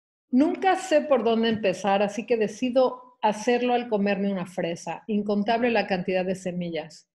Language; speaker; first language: Spanish; early bilingual, heritage; Spanish